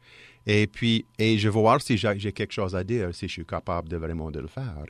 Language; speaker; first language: French; native; French